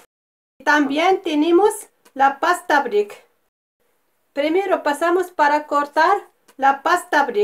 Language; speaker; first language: Spanish; non-native, fluent; Arabic